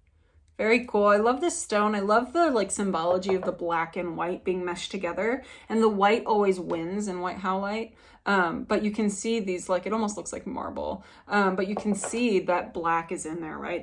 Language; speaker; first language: English; native; English